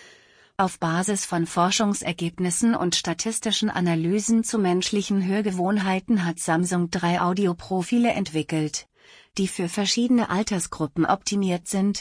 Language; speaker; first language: German; native; German